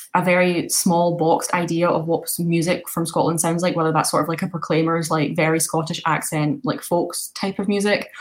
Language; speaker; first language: English; native; English